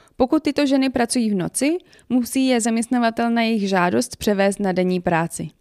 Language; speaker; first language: Czech; native; Czech